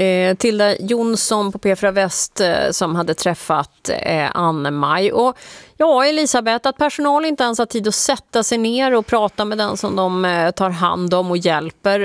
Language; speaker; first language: Swedish; native; Swedish